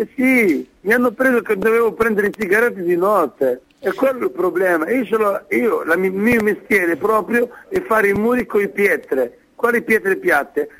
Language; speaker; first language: Italian; non-native, fluent; Arabic